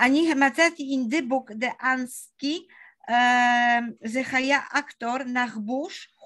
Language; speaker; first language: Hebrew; non-native, learner; Polish